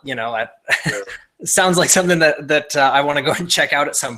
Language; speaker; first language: English; native; English